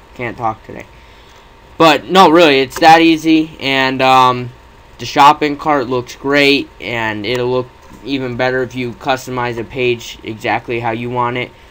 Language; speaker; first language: English; native; English